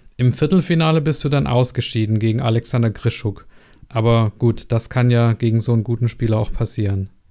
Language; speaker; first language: German; native; German